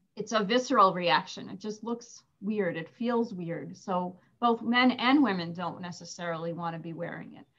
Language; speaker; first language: English; native; English